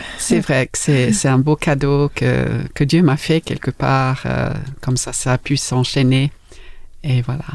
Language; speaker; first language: French; non-native, fluent; English